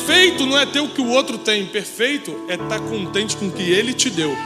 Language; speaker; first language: Portuguese; native; Portuguese